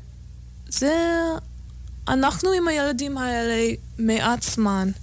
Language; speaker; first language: Hebrew; non-native, fluent; English